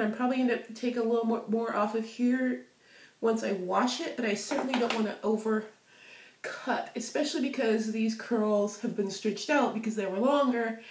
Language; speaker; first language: English; native; English